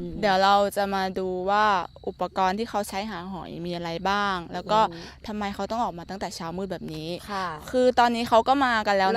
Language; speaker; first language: Thai; native; Thai